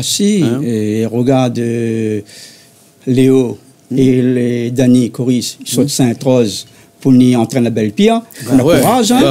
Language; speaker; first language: French; non-native, local second language; Réunion Creole French